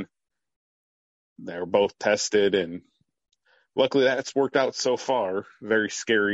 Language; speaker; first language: English; native; English